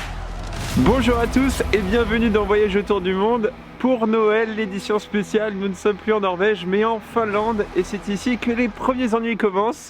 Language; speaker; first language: French; native; French